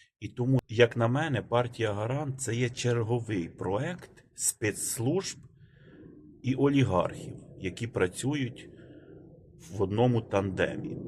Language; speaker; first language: Ukrainian; native; Ukrainian